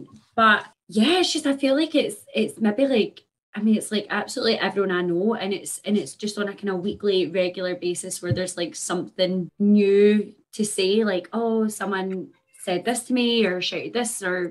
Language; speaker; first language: English; native; English